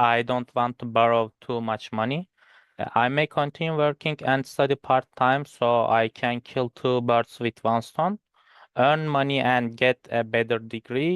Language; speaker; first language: English; non-native, learner; Turkish